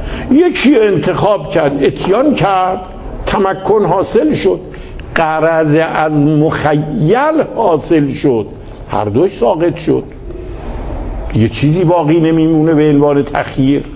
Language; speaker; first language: Persian; native; Persian